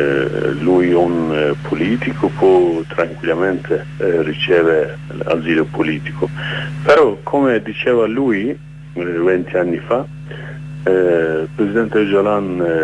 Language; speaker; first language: Italian; non-native, fluent; Kurdish